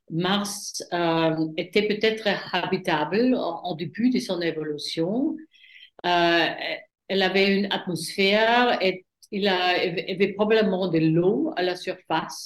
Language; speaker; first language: French; non-native, fluent; German